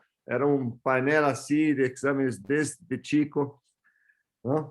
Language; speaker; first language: Spanish; non-native, fluent; Portuguese